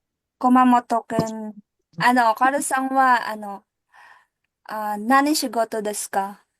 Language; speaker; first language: Japanese; non-native, learner; Filipino